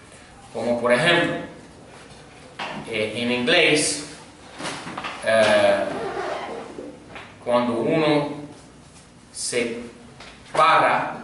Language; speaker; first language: Spanish; non-native, fluent; English